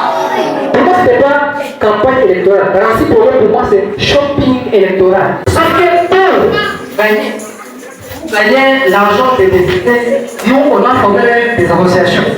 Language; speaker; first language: French; non-native, local second language; Swahili